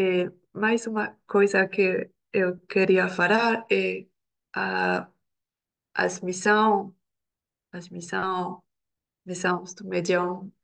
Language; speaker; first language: Portuguese; non-native, learner; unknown